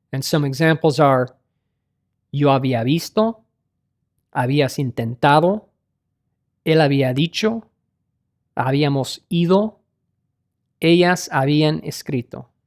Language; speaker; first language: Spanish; non-native, learner; English